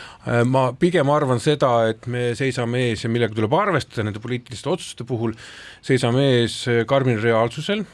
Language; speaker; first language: Estonian; native; Estonian